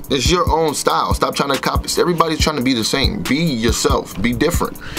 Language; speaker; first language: English; native; English